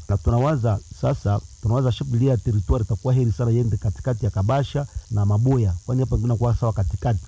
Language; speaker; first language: Swahili; non-native, local second language; Nande